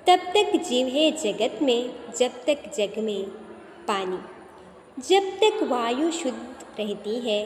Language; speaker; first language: Hindi; non-native, local second language; Kannada